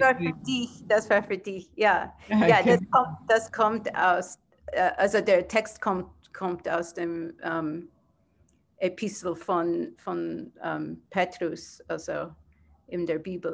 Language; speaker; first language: German; non-native, fluent; English